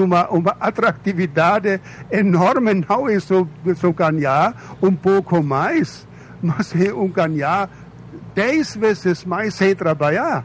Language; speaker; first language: Portuguese; non-native, fluent; German